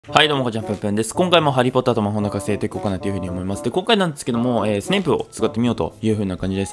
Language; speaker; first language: Japanese; native; Japanese